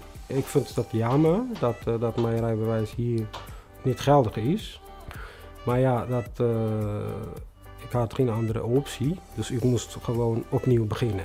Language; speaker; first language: Dutch; non-native, fluent; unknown